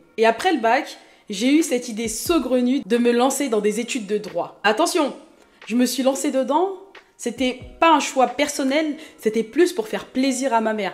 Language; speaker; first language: French; early bilingual, other home language; Haitian Creole